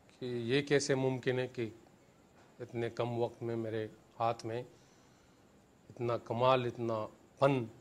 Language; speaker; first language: Urdu; non-native, local second language; Pashto